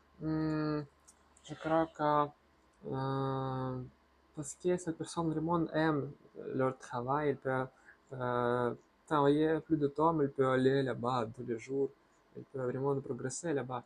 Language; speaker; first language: French; non-native, learner; Russian